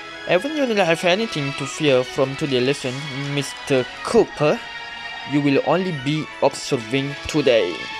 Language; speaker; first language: English; non-native, local second language; Malay